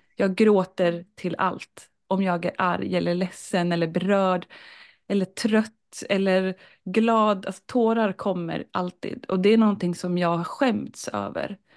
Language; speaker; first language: Swedish; native; Swedish